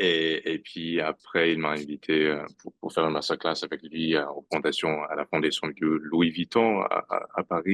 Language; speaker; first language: French; non-native, fluent; English